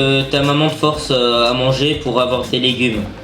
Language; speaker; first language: French; native; French